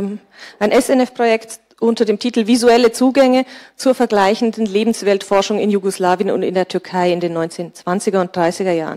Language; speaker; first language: German; native; German